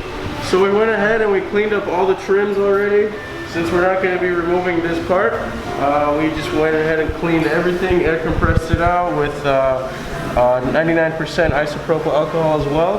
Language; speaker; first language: English; native; English